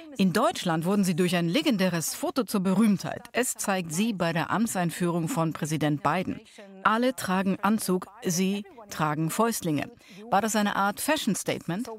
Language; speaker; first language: German; native; German